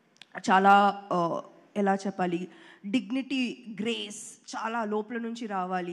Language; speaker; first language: Telugu; non-native, fluent; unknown